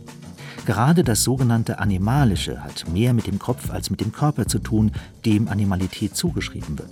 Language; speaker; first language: German; native; German